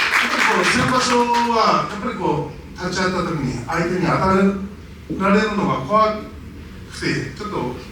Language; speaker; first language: Japanese; native; Japanese